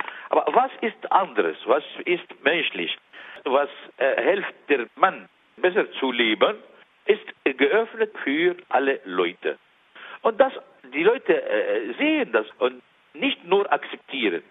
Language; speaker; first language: German; non-native, learner; Arabic